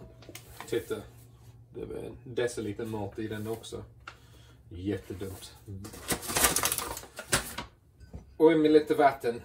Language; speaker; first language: Swedish; non-native, fluent; English